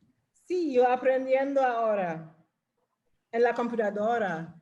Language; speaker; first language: Spanish; non-native, learner; English